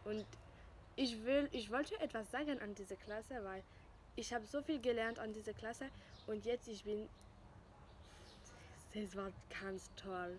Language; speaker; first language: German; non-native, fluent; French